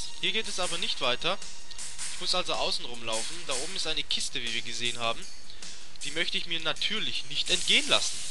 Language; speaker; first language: German; native; German